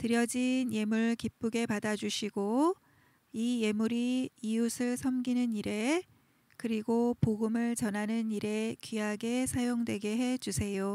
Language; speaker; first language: Korean; native; Korean